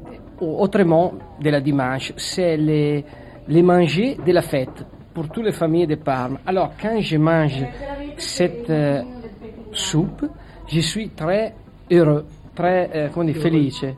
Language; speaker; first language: French; non-native, learner; Italian